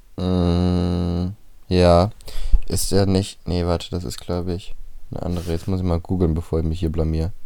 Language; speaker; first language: German; native; German